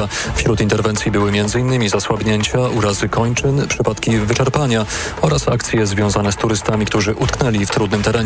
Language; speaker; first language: Polish; native; Polish